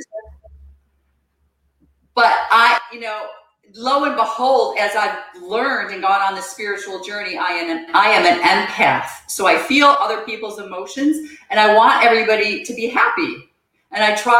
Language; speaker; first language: English; native; English